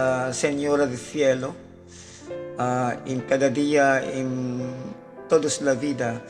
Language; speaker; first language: Spanish; non-native, learner; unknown